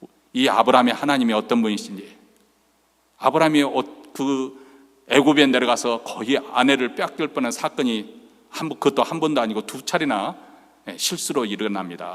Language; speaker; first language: Korean; native; Korean